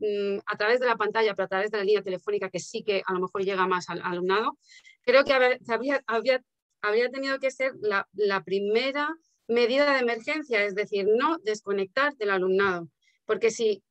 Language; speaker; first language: Spanish; native; Spanish